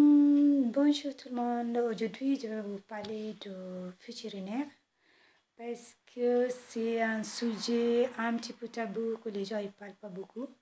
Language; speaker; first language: French; non-native, fluent; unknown